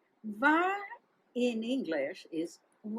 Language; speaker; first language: German; non-native, fluent; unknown